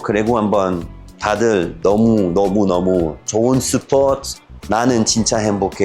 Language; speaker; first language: Korean; non-native, learner; French